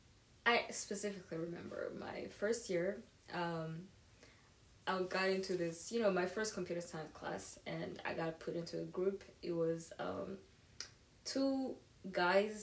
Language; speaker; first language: English; non-native, local second language; Kinyarwanda